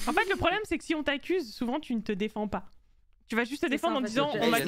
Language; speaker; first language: French; native; French